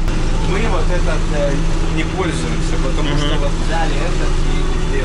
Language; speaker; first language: Russian; non-native, local second language; Lithuanian